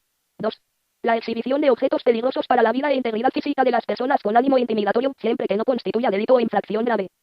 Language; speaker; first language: Spanish; native; Spanish